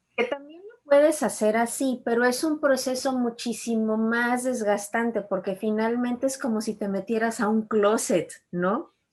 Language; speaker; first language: Spanish; native; Spanish